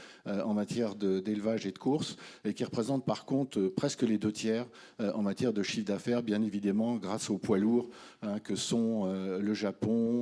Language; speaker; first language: French; native; French